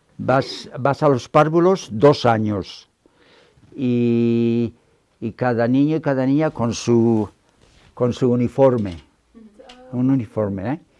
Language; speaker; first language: Spanish; native; Spanish